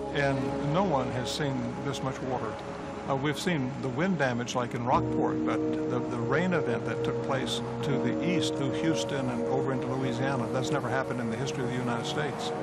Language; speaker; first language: English; native; English